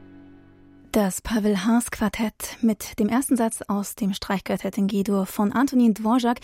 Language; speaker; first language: German; native; German